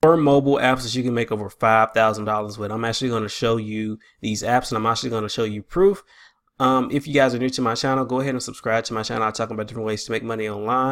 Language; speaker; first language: English; native; English